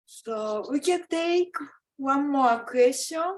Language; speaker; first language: English; non-native, fluent; Japanese